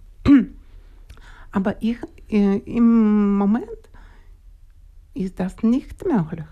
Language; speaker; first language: German; non-native, learner; Ukrainian